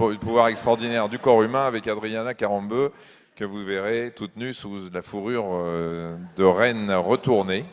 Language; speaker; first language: French; native; French